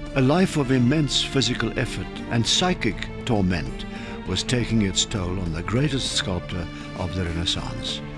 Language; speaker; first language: English; non-native, local second language; Afrikaans